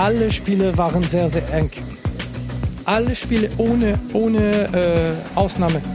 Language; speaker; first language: German; non-native, fluent; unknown